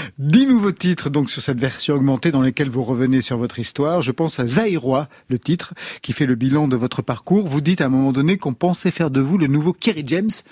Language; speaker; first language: French; native; French